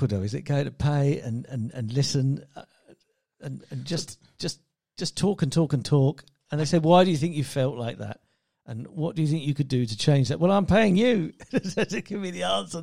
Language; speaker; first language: English; native; English